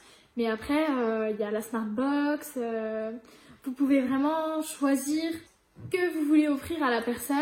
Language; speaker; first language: French; native; French